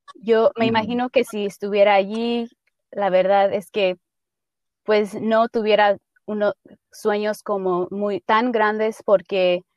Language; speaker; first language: Spanish; early bilingual, heritage; Spanish